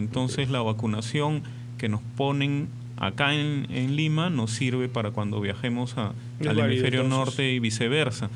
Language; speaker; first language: Spanish; native; Spanish